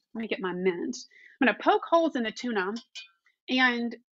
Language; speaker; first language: English; native; English